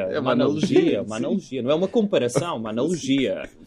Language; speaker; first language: Portuguese; native; Portuguese